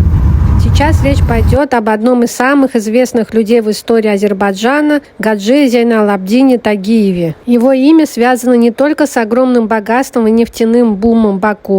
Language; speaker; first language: Russian; native; Russian